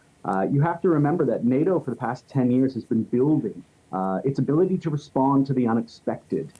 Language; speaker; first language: English; native; English